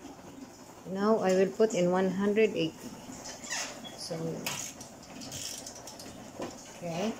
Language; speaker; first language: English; non-native, local second language; Filipino